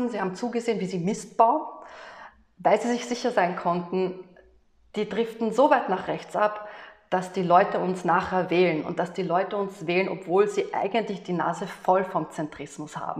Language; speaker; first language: German; native; German